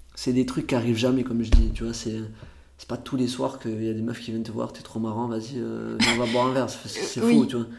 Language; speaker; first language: French; early bilingual, other home language; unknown